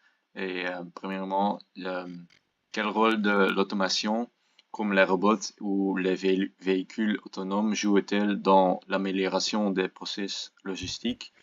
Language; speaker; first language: French; non-native, local second language; Dutch